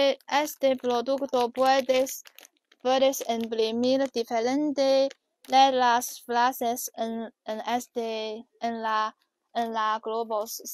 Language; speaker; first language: Spanish; non-native, learner; Chinese